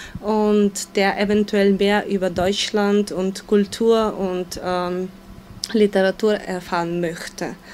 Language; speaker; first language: German; non-native, fluent; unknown